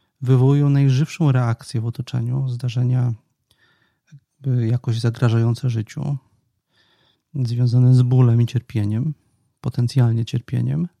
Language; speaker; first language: Polish; native; Polish